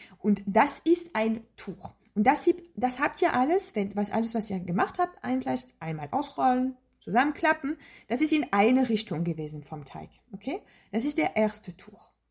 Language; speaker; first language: German; non-native, fluent; French